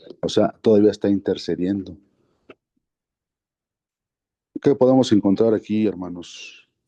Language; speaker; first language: Spanish; native; Spanish